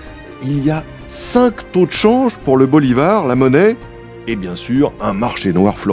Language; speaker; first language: French; native; French